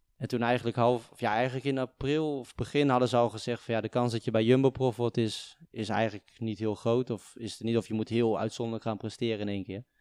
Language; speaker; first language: Dutch; native; Dutch